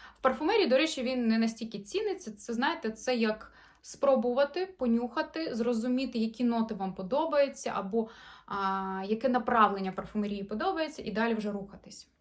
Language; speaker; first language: Ukrainian; non-native, local second language; Russian